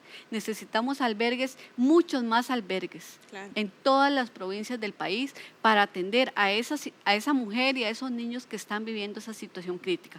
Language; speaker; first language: Spanish; native; Spanish